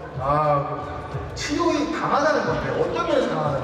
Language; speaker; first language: Korean; native; Korean